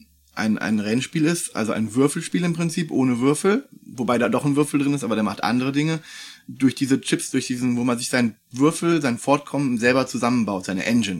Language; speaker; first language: German; native; German